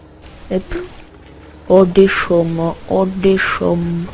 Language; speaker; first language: French; native; French